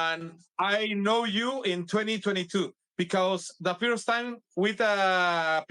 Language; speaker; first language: English; non-native, learner; Spanish